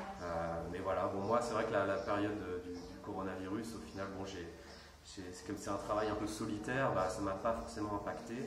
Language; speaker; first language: French; native; French